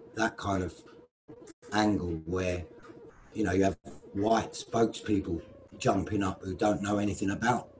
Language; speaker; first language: English; native; English